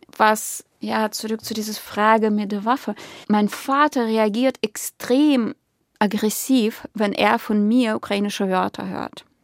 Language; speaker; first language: German; non-native, fluent; Russian